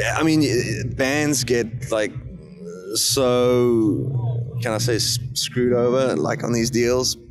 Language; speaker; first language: English; native; English